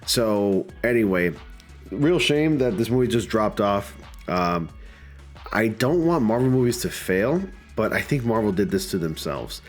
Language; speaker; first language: English; native; English